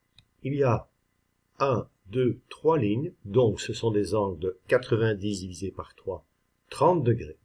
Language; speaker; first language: French; native; French